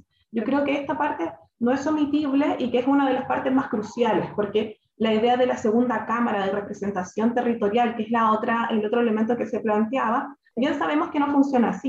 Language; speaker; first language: Spanish; native; Spanish